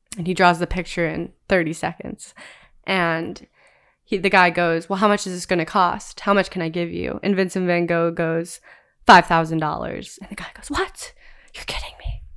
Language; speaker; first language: English; native; English